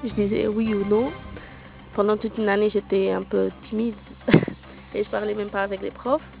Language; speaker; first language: French; non-native, local second language; Portuguese